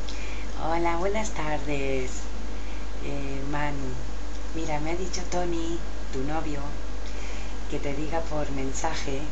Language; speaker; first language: Spanish; native; Spanish